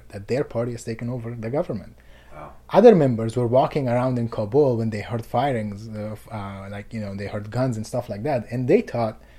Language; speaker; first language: English; non-native, fluent; Persian